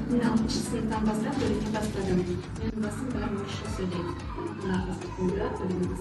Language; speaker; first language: Kazakh; non-native, local second language; Russian